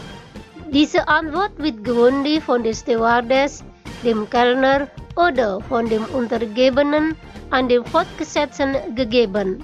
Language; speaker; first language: German; non-native, fluent; Indonesian